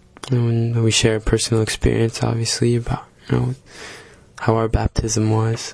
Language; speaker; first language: English; native; English